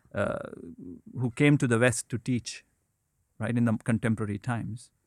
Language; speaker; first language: English; non-native, local second language; Hindi